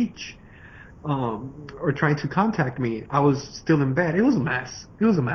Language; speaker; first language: English; non-native, fluent; Spanish